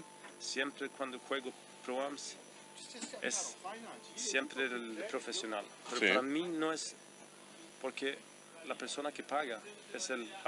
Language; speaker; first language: Spanish; non-native, fluent; Swedish